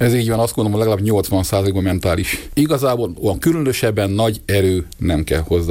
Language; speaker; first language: Hungarian; native; Hungarian